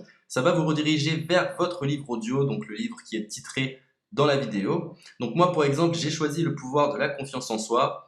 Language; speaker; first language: French; native; French